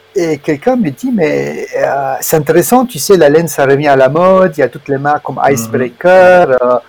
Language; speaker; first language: French; non-native, fluent; Romanian